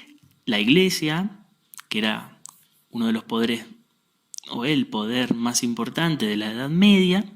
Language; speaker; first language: Spanish; native; Spanish